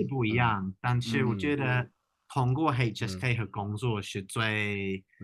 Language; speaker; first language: Chinese; non-native, fluent; English